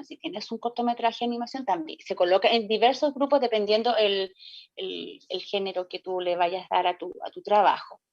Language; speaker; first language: Spanish; native; Spanish